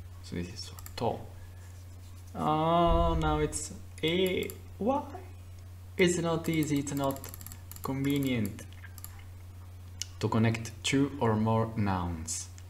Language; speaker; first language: English; non-native, fluent; Italian